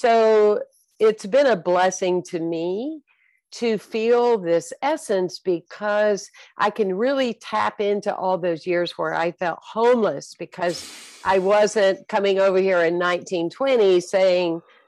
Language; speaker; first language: English; native; English